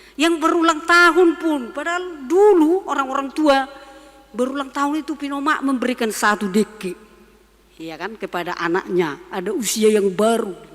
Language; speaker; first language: Indonesian; non-native, local second language; Batak Toba